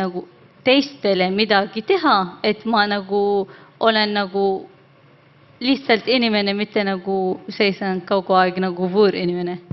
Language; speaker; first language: Estonian; non-native, learner; Arabic